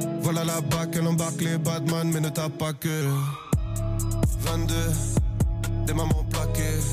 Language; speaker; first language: French; native; French